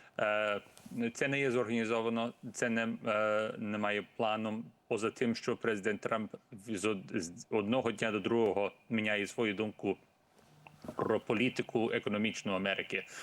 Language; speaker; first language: Ukrainian; early bilingual, heritage; Ukrainian